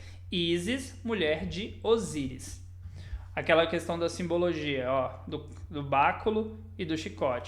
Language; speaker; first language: Portuguese; native; Portuguese